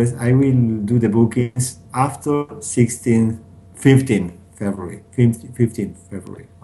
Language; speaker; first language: English; non-native, learner; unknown